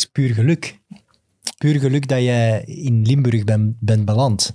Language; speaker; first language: Dutch; native; Dutch